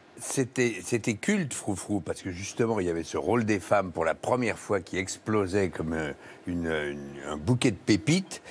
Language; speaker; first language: French; native; French